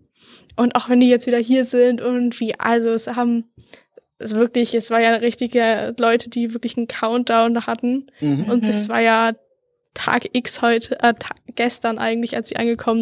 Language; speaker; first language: German; native; German